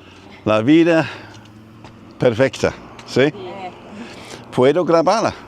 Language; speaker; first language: Spanish; non-native, learner; English